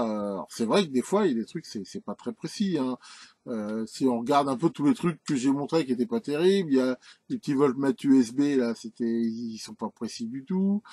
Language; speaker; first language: French; native; French